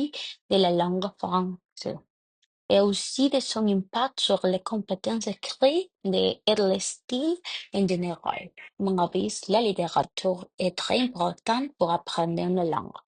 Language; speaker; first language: French; non-native, learner; Spanish